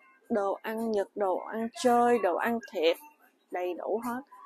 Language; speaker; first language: Vietnamese; early bilingual, heritage; Vietnamese